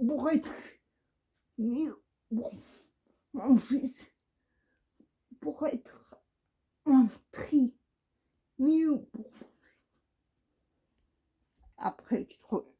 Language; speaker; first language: French; non-native, learner; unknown